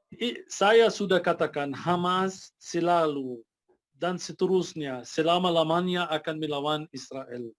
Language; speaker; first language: Indonesian; non-native, fluent; Arabic